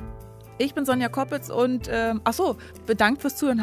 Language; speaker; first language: German; native; German